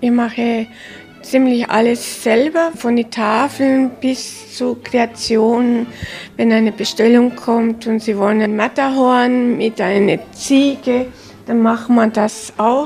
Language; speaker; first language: German; early bilingual, heritage; German